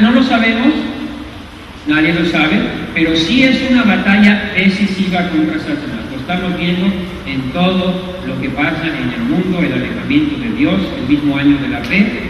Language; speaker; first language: Spanish; native; Spanish